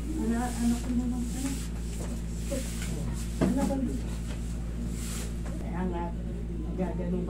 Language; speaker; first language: Filipino; native; Filipino